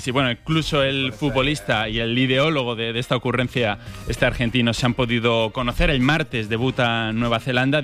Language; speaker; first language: Spanish; native; Spanish